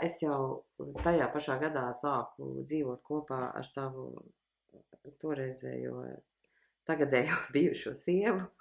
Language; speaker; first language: Latvian; early bilingual, heritage; Latvian